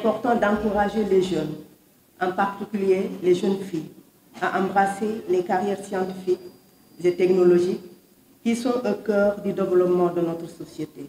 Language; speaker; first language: French; non-native, local second language; Wolof